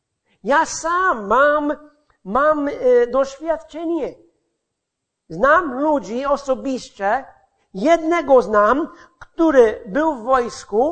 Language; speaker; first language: Polish; non-native, fluent; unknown